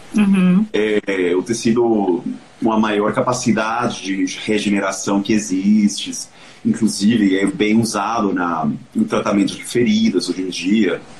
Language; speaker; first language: Portuguese; non-native, fluent; Spanish